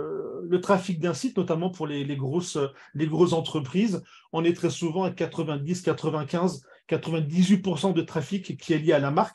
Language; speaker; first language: French; native; French